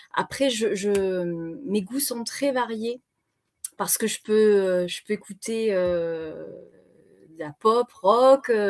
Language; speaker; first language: French; native; French